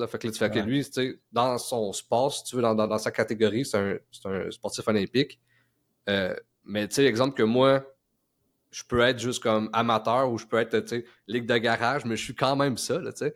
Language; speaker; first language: French; native; French